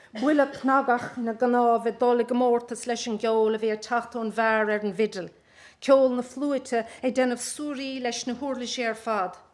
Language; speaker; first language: Irish; native; Irish